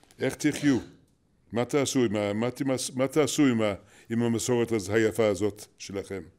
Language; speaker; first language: Hebrew; non-native, fluent; English